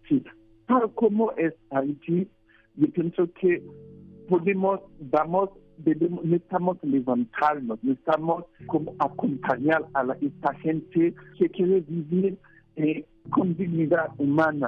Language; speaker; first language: Spanish; non-native, fluent; Haitian Creole